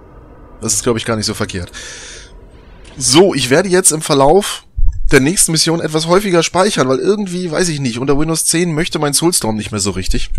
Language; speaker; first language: German; native; German